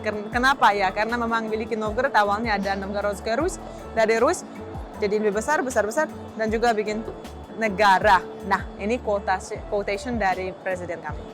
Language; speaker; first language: Indonesian; non-native, fluent; Russian